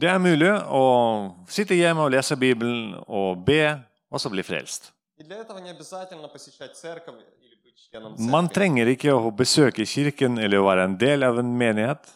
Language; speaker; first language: Norwegian; non-native, fluent; Russian